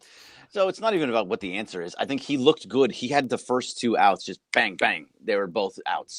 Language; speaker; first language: English; native; English